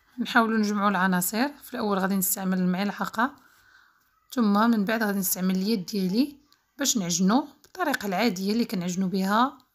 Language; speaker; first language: Arabic; native; Arabic